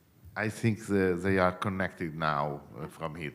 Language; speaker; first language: English; non-native, fluent; Chinese